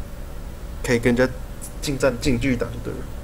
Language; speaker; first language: Chinese; native; Chinese